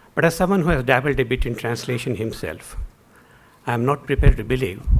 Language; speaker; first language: English; non-native, local second language; Kannada